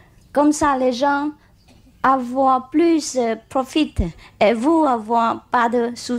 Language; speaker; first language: French; non-native, learner; Vietnamese